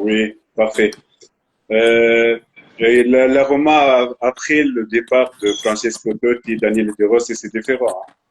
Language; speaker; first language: French; non-native, local second language; Arabic